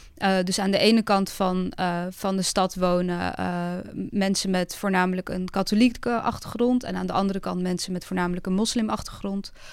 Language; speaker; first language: Dutch; early bilingual, other home language; Bosnian